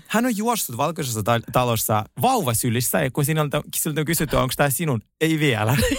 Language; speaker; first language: Finnish; non-native, fluent; Russian